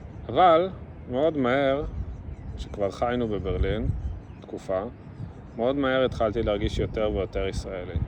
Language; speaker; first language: Hebrew; early bilingual, other home language; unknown